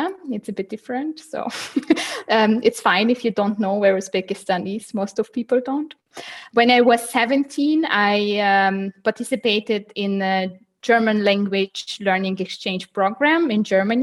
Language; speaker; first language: English; non-native, fluent; Uzbek